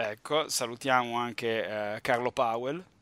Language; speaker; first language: Italian; native; Italian